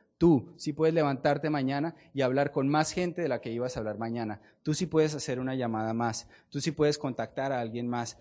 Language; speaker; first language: Spanish; native; Spanish